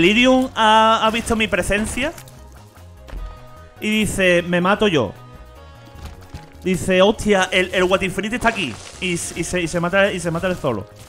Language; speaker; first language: Spanish; native; Spanish